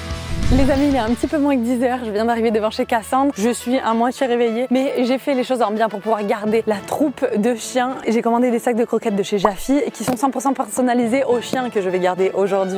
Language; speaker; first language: French; native; French